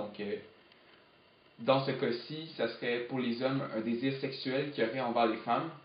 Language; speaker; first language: French; native; French